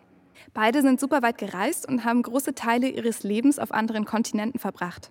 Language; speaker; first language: German; native; German